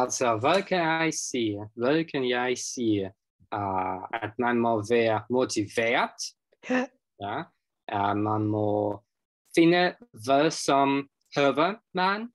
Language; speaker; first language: Danish; non-native, fluent; Russian